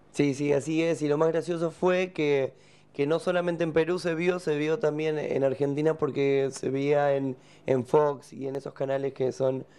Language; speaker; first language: Spanish; native; Spanish